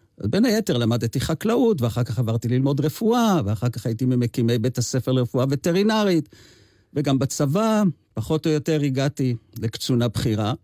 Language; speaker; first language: Hebrew; native; Hebrew